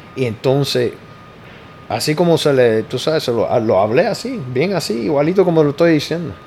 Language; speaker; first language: Spanish; early bilingual, heritage; Spanish